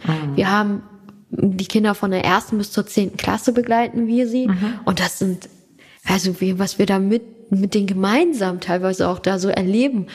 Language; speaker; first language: German; native; German